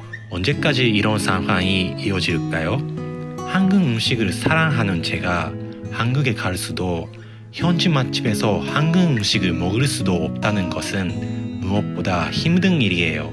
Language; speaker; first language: Korean; non-native, fluent; Japanese